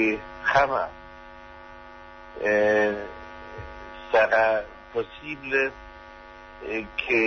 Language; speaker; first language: Spanish; non-native, learner; German